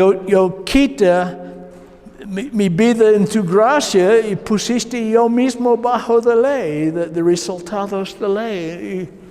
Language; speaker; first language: Spanish; non-native, learner; English